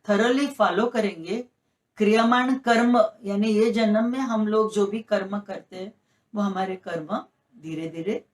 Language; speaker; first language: Hindi; non-native, local second language; Marathi